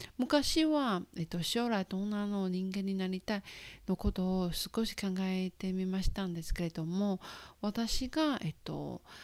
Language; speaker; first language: Japanese; non-native, fluent; Chinese